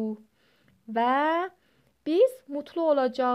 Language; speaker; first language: Turkish; non-native, fluent; Persian